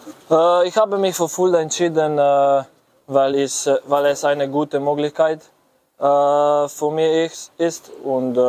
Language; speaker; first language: German; non-native, learner; Slovenian